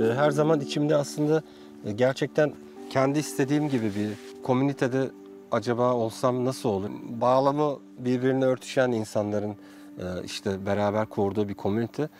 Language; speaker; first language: Turkish; native; Turkish